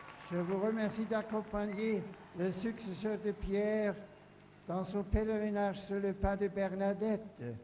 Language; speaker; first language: French; non-native, fluent; German